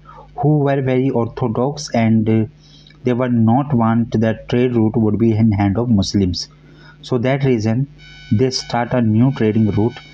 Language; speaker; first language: English; non-native, local second language; Hindi